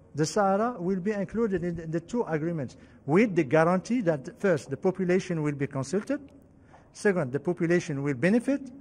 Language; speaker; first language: English; non-native, fluent; Arabic